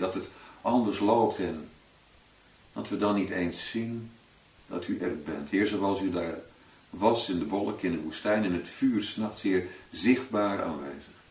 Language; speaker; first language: Dutch; native; Dutch